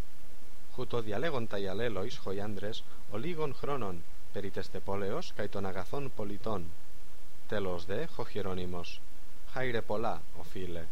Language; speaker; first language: Greek; non-native, fluent; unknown